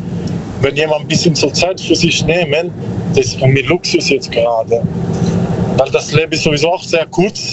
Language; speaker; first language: German; non-native, learner; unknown